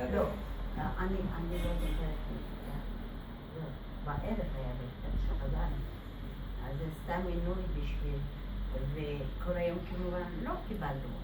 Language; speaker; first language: Hebrew; non-native, fluent; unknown